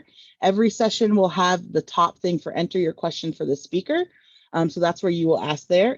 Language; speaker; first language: English; native; English